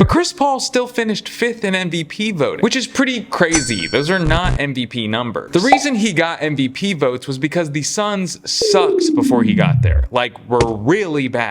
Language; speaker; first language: English; native; English